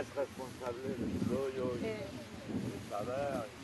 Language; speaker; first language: Spanish; non-native, learner; French